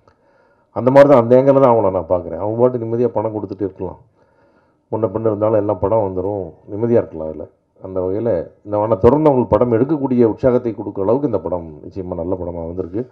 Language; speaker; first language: Tamil; native; Tamil